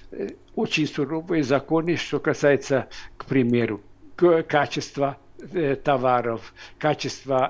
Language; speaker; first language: Russian; non-native, fluent; Hungarian